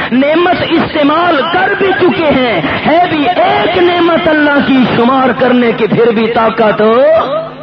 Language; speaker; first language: Urdu; non-native, local second language; Pashto